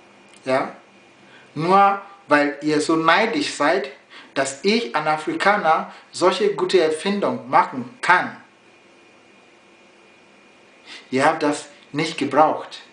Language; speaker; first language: German; non-native, fluent; Yoruba